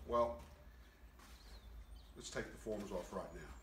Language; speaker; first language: English; native; English